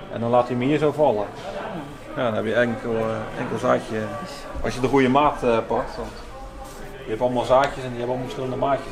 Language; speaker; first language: Dutch; native; Dutch